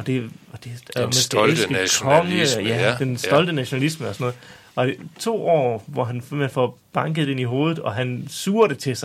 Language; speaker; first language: Danish; native; Danish